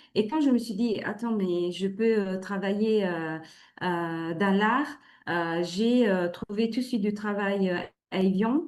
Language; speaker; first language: French; non-native, fluent; Italian